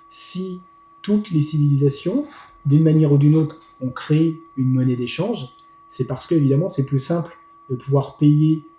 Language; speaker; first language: French; native; French